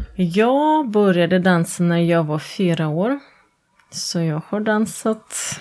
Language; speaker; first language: Swedish; non-native, fluent; Latvian